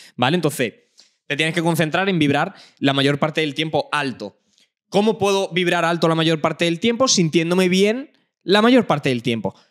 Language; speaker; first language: Spanish; native; Spanish